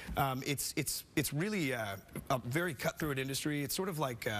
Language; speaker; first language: English; native; English